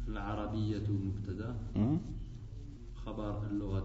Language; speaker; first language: Arabic; non-native, learner; French